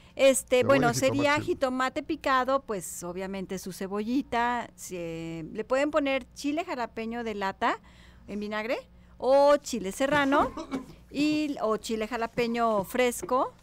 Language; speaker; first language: Spanish; native; Spanish